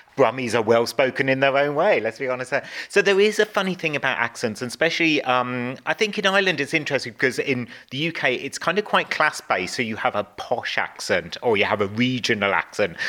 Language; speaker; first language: English; native; English